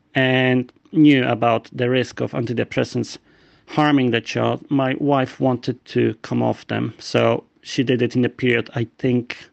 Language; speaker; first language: English; non-native, fluent; Polish